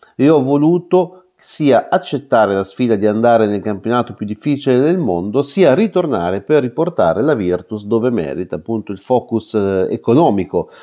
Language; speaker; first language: Italian; native; Italian